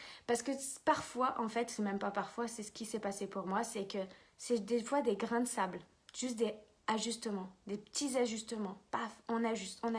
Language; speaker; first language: French; native; French